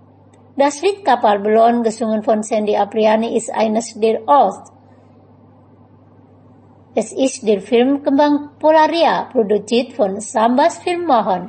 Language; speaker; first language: German; non-native, fluent; Indonesian